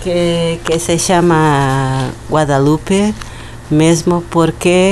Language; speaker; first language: Spanish; non-native, learner; Portuguese